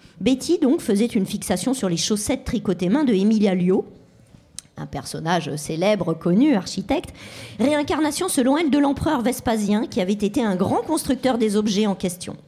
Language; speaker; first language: French; native; French